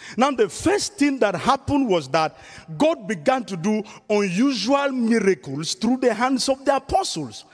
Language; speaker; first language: English; non-native, local second language; Yoruba